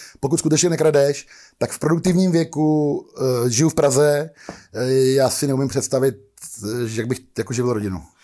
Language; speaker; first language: Czech; native; Czech